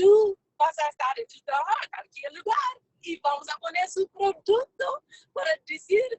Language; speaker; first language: Spanish; non-native, fluent; English